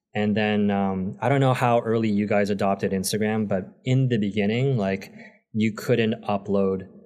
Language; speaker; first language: English; native; English